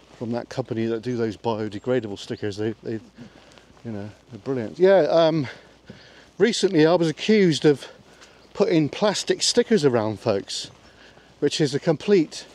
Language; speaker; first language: English; native; English